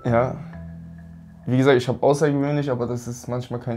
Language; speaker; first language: German; native; German